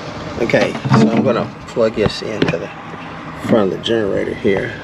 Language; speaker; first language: English; native; English